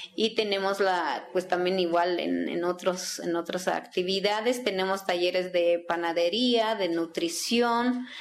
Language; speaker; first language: Spanish; non-native, local second language; Tzeltal